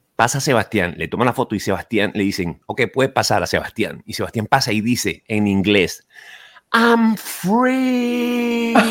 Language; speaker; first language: Spanish; native; Spanish